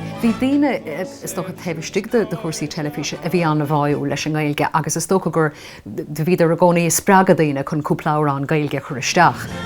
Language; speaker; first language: Irish; non-native, local second language; English